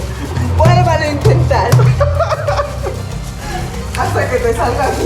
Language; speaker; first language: Spanish; native; Spanish